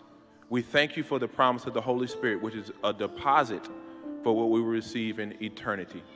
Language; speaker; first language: English; native; English